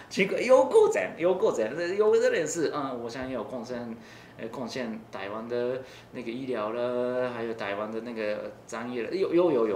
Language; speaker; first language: Chinese; non-native, learner; Japanese